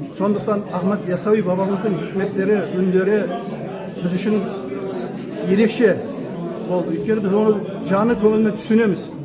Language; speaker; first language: Kazakh; early bilingual, heritage; Kazakh